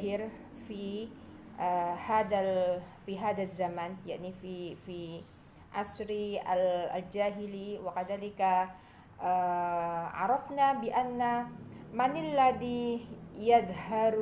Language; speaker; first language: Arabic; non-native, fluent; Indonesian